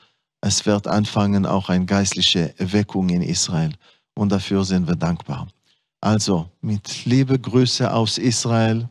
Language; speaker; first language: German; non-native, fluent; Hebrew